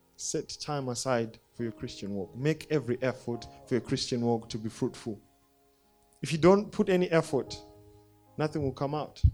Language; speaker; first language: English; non-native, local second language; Shona